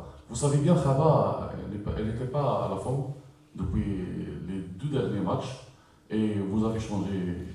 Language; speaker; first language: French; non-native, local second language; Arabic